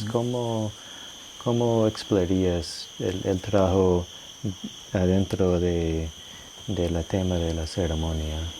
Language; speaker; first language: Spanish; non-native, fluent; English